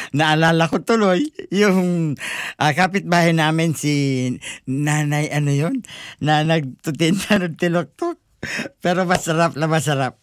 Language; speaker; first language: Filipino; non-native, local second language; Bikol